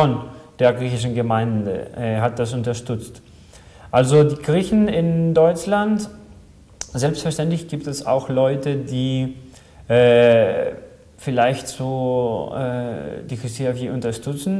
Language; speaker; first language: German; non-native, fluent; Greek